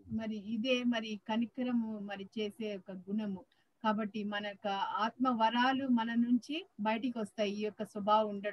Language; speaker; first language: Telugu; native; Telugu